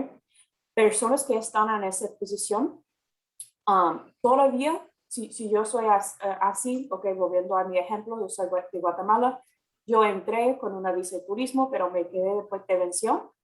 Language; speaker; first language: Spanish; non-native, fluent; English